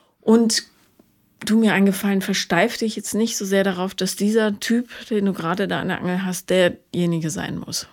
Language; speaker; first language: German; native; German